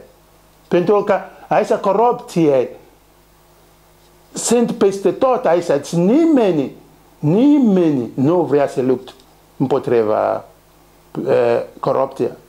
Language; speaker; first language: Romanian; non-native, learner; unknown